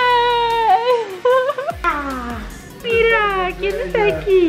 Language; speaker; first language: Spanish; non-native, fluent; Ukrainian